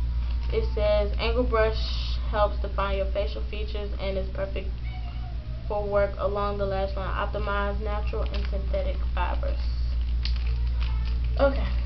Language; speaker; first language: English; native; English